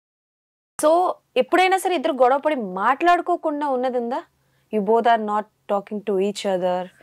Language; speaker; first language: Telugu; native; Telugu